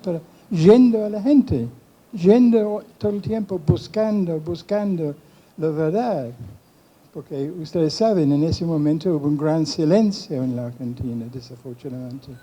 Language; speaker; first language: Spanish; non-native, fluent; English